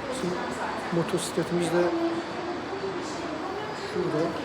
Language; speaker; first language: Turkish; native; Turkish